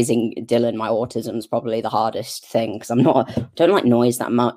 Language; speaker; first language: English; native; English